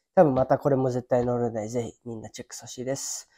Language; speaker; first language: Japanese; early bilingual, other home language; English